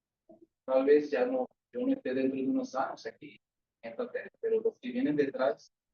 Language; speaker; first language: Portuguese; non-native, learner; Spanish